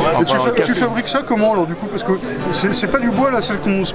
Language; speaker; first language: French; native; French